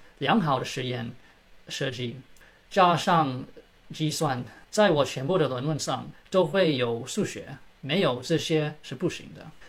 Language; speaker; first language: Chinese; early bilingual, heritage; Chinese